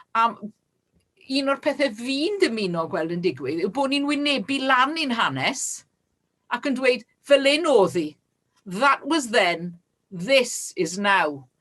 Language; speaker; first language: Welsh; native; Welsh